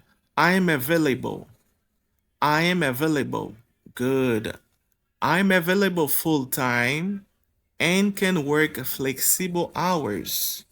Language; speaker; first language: English; non-native, fluent; Haitian Creole